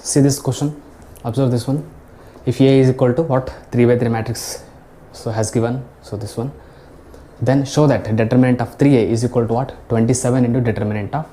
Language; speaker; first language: English; non-native, local second language; Kannada